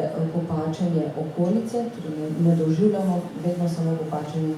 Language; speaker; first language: Slovenian; native; Slovenian